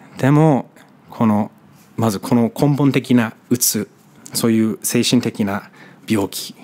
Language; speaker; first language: Japanese; non-native, fluent; English